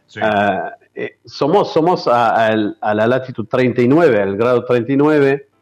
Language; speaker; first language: Spanish; non-native, fluent; French